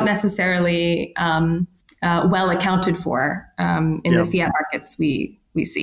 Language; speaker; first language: English; native; English